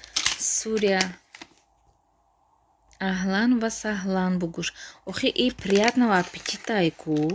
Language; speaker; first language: Russian; non-native, local second language; Tajik